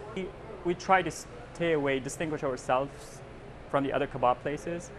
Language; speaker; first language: English; non-native, local second language; Persian